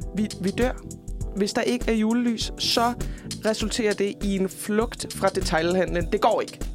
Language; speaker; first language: Danish; native; Danish